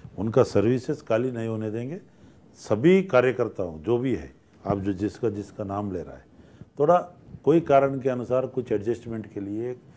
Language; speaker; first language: Hindi; non-native, local second language; Telugu